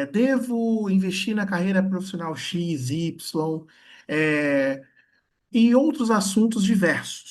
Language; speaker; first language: Portuguese; native; Portuguese